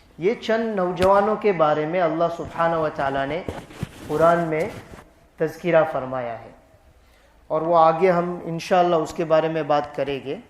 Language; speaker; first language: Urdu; non-native, fluent; Gujarati